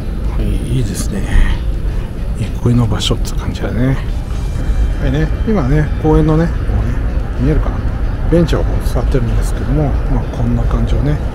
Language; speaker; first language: Japanese; native; Japanese